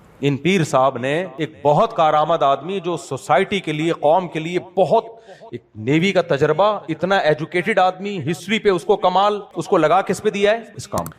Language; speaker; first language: Urdu; native; Urdu